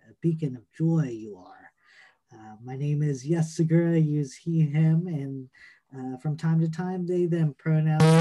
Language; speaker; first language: English; native; English